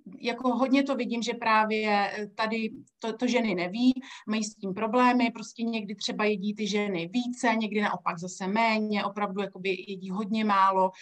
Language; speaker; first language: Czech; native; Czech